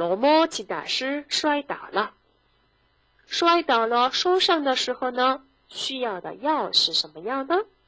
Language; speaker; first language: Chinese; non-native, fluent; Korean